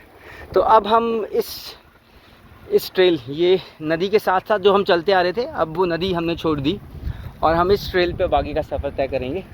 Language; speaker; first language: Hindi; native; Hindi